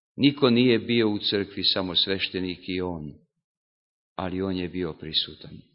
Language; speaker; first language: Serbian; non-native, local second language; Hungarian